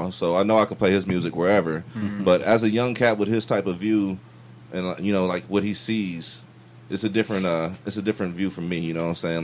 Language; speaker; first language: English; native; English